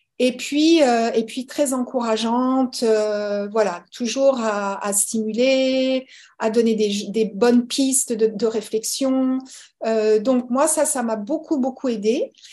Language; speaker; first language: French; early bilingual, other home language; English